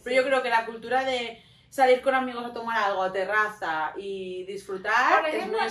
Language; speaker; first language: Spanish; native; Spanish